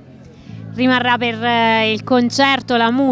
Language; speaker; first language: Italian; native; Italian